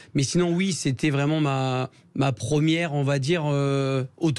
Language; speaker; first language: French; native; French